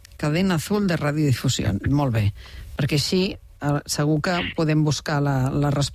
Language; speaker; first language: Catalan; native; Catalan